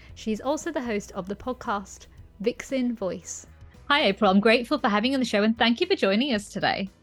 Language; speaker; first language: English; native; English